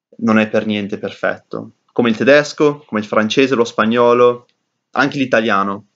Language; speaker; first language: Italian; early bilingual, heritage; English